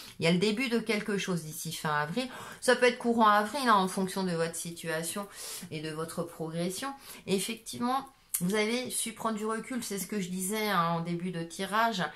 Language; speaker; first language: French; native; French